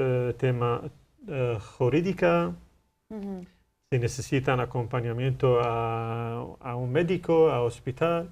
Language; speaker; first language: Spanish; non-native, learner; Arabic